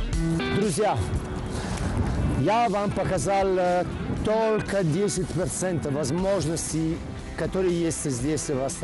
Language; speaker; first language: Russian; non-native, learner; Italian